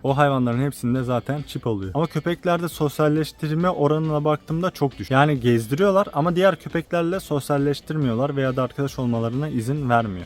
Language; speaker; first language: Turkish; native; Turkish